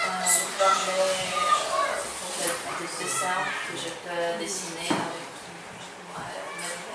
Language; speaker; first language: French; non-native, learner; Ukrainian